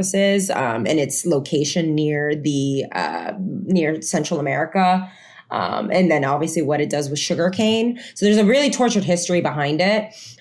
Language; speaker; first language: English; non-native, fluent; Spanish